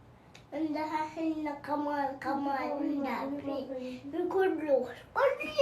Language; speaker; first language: Arabic; early bilingual, other home language; Amharic